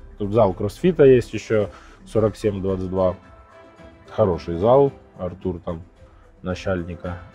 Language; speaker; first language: Russian; native; Russian